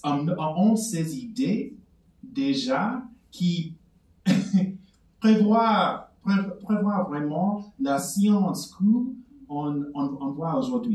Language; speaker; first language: French; non-native, fluent; English